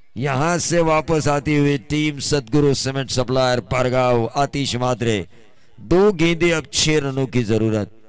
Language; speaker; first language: Hindi; non-native, local second language; Marathi